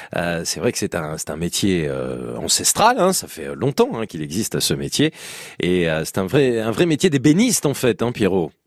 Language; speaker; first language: French; native; French